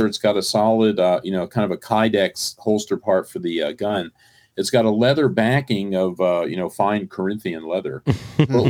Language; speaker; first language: English; native; English